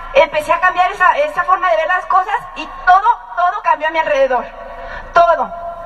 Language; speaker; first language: Spanish; native; Spanish